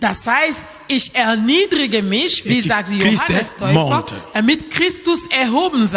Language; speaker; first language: German; non-native, learner; French